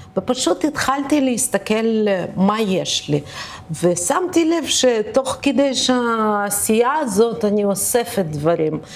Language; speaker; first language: Hebrew; early bilingual, other home language; Russian